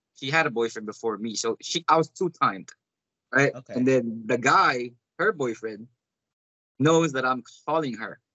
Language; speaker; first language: English; non-native, local second language; Cebuano